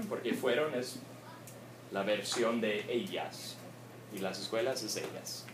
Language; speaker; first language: Spanish; non-native, fluent; English